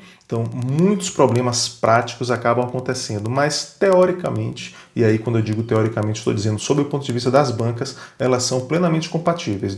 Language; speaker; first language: Portuguese; native; Portuguese